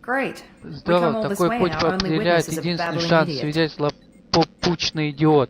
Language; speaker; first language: Russian; native; Russian